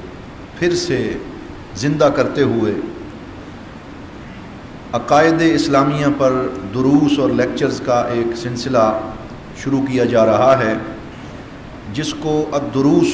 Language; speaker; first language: Urdu; native; Urdu